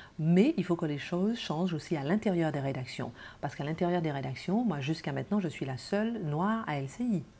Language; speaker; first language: French; non-native, local second language; Guadeloupean Creole French